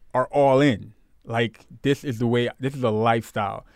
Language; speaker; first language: English; native; English